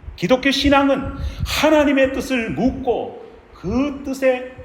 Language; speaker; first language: Korean; native; Korean